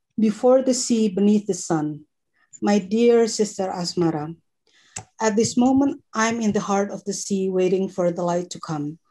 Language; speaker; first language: English; non-native, fluent; Indonesian